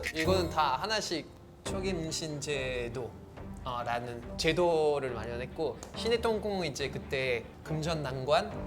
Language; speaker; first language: Korean; non-native, fluent; French